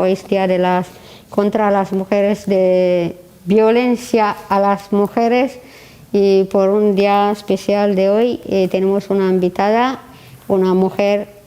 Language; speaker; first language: Spanish; non-native, learner; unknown